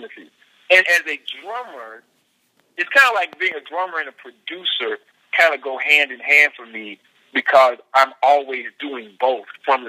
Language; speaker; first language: English; native; English